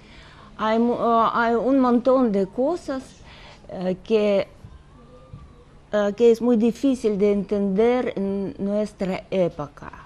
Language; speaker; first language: Spanish; non-native, fluent; Russian